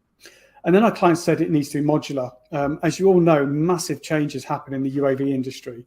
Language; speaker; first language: English; native; English